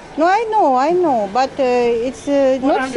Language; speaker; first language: English; non-native, learner; Russian